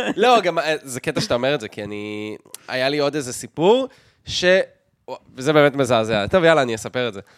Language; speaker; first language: Hebrew; native; Hebrew